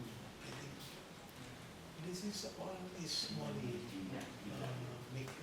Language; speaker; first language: English; non-native, learner; Sundanese